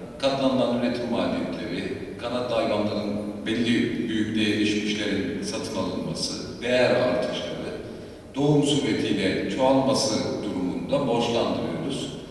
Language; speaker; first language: Turkish; native; Turkish